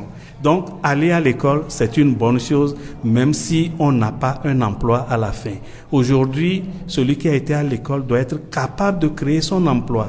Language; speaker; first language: French; non-native, local second language; Ewe